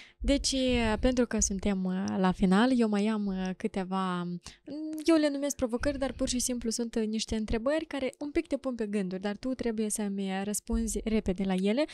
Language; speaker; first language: Romanian; native; Romanian